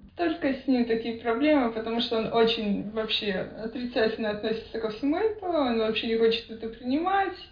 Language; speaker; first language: Russian; native; Russian